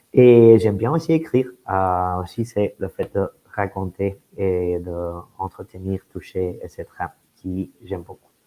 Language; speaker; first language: French; non-native, fluent; Spanish